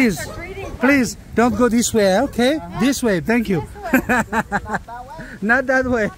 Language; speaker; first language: English; non-native, fluent; French